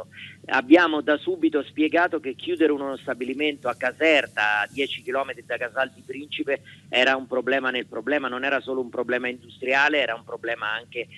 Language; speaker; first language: Italian; native; Italian